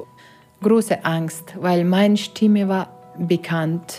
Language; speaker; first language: German; non-native, learner; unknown